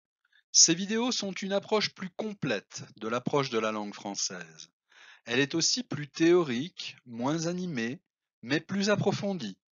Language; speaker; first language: French; non-native, fluent; Spanish